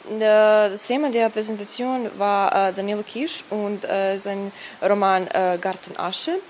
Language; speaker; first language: German; non-native, learner; Serbian